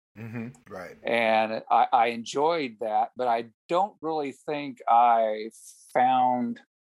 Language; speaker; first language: English; native; English